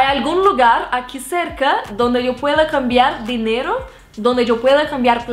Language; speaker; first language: Spanish; non-native, fluent; Portuguese